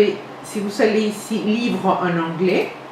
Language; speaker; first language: French; non-native, fluent; Spanish